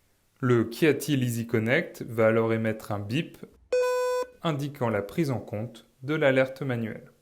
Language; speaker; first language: French; native; French